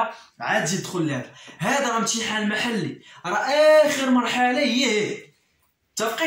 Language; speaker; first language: Arabic; native; Arabic